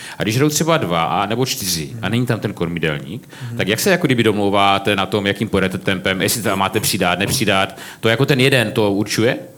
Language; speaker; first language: Czech; native; Czech